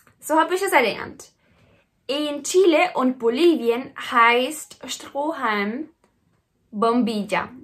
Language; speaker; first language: German; native; German